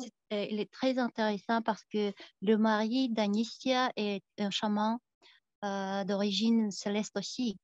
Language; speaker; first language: French; non-native, fluent; Tuvinian